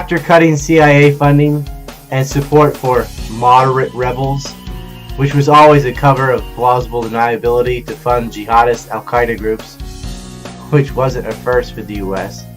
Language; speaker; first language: English; native; English